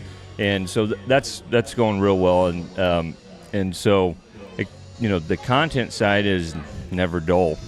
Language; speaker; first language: English; native; English